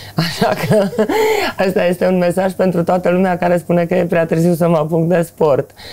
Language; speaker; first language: Romanian; native; Romanian